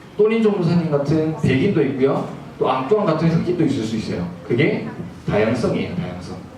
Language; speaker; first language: Korean; non-native, fluent; Japanese